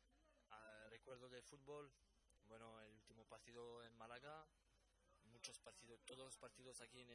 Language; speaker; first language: Spanish; non-native, fluent; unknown